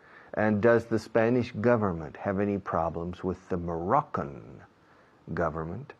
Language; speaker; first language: English; non-native, fluent; Spanish